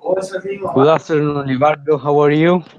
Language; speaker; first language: English; non-native, fluent; Spanish